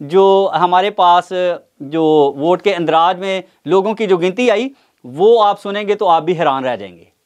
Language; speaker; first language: Urdu; non-native, local second language; Punjabi